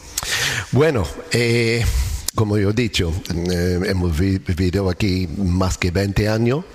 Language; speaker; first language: Spanish; non-native, learner; English